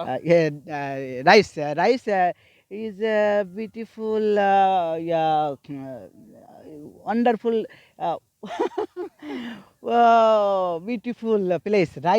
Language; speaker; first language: English; non-native, learner; Bangla